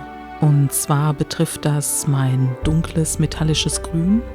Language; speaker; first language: German; native; German